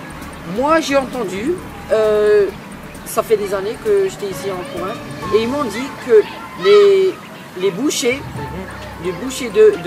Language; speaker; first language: French; non-native, learner; English